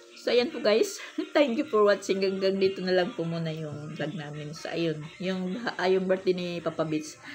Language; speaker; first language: Filipino; non-native, local second language; Waray